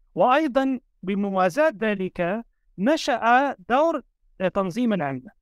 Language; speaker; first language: Arabic; native; Arabic